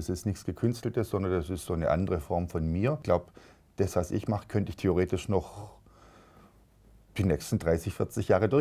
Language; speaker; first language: German; native; German